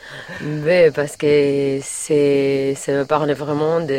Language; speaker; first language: French; non-native, learner; Catalan